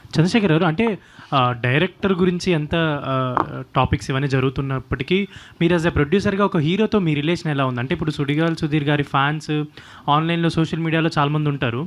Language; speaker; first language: Telugu; native; Telugu